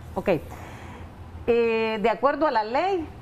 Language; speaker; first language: Spanish; native; Spanish